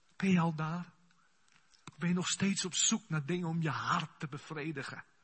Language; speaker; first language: Dutch; non-native, fluent; Afrikaans